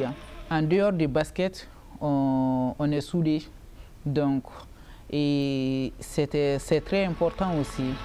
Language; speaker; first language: French; non-native, local second language; Bambara